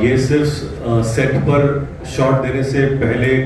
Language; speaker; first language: Hindi; non-native, local second language; Marathi